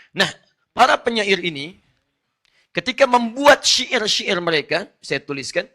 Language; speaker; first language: Indonesian; non-native, fluent; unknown